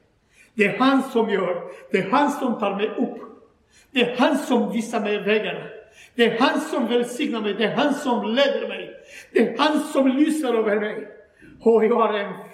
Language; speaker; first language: Swedish; non-native, learner; Croatian